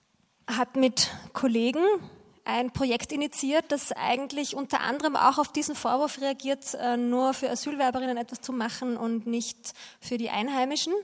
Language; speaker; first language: German; native; German